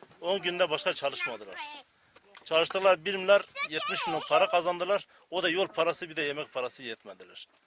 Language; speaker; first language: Turkish; non-native, local second language; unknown